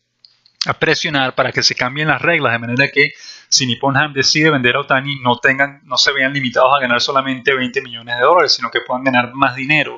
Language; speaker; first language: Spanish; native; Spanish